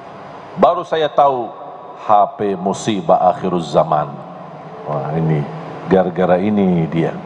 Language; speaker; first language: Indonesian; non-native, fluent; Arabic